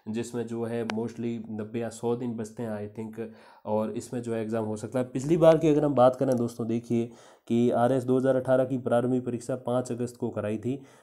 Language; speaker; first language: Hindi; native; Hindi